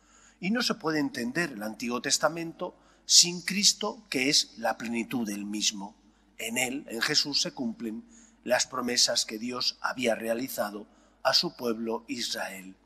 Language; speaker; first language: Spanish; native; Spanish